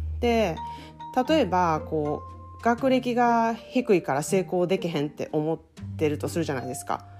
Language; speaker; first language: Japanese; native; Japanese